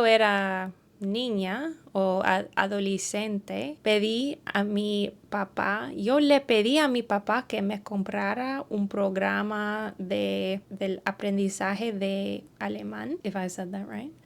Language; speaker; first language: Spanish; early bilingual, heritage; English